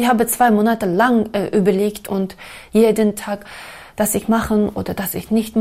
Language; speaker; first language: German; non-native, learner; Uyghur